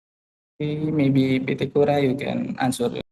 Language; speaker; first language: English; non-native, learner; Indonesian